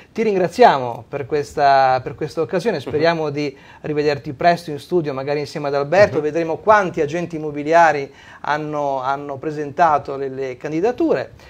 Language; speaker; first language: Italian; native; Italian